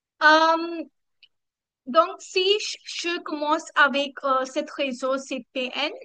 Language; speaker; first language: French; non-native, learner; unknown